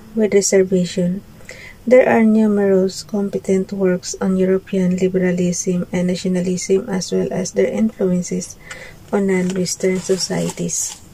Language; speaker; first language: English; non-native, local second language; Filipino